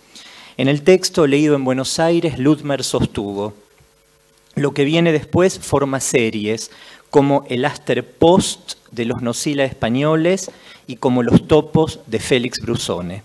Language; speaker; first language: Spanish; native; Spanish